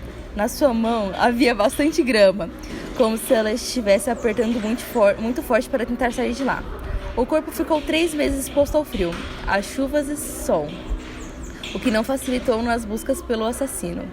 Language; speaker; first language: Portuguese; native; Portuguese